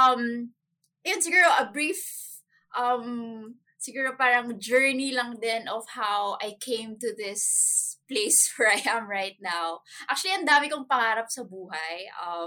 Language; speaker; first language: English; non-native, local second language; Cebuano